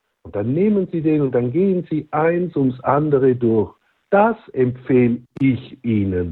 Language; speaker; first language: German; native; German